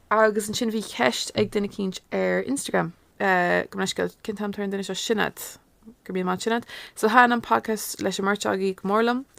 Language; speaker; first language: Irish; non-native, local second language; English